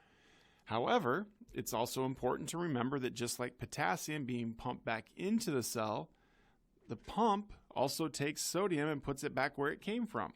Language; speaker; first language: English; native; English